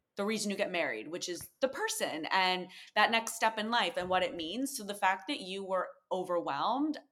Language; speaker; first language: English; native; English